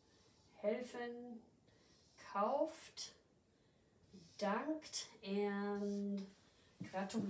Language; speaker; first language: German; non-native, fluent; English